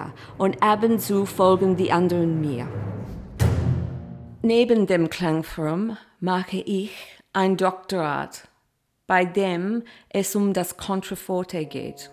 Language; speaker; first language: German; non-native, fluent; English